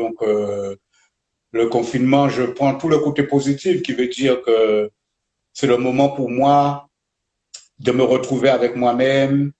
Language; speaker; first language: French; native; French